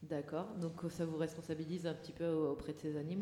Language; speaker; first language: French; native; French